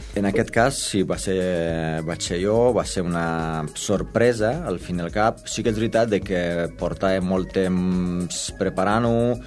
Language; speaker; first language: Catalan; non-native, fluent; Romanian